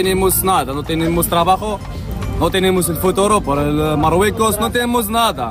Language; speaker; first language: Spanish; non-native, learner; Arabic